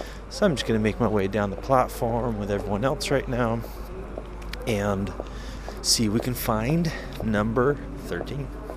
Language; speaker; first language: English; native; English